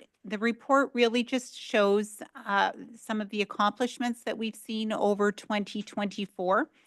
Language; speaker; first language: English; native; English